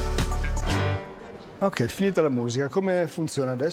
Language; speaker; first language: Italian; native; Italian